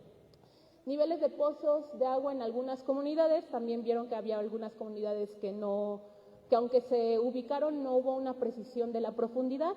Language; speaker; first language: Spanish; native; Spanish